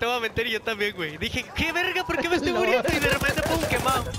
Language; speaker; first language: Spanish; native; Spanish